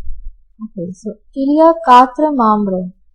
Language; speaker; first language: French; non-native, fluent; Hindi